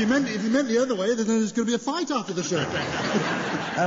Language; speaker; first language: English; native; English